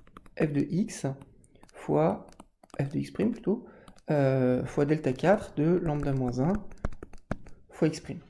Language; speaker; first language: French; native; French